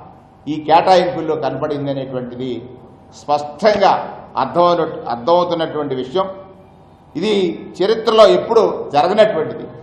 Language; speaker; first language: Telugu; native; Telugu